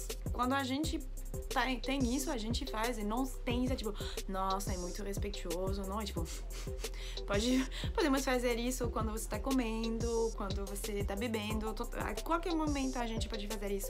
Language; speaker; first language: Portuguese; non-native, fluent; French